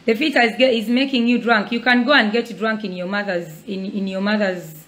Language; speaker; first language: English; non-native, local second language; Swahili